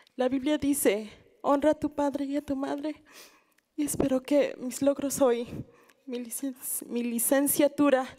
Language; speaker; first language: Spanish; early bilingual, heritage; Spanish